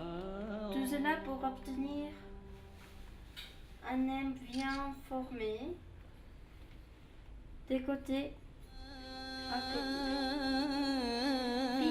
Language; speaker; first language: French; non-native, learner; Spanish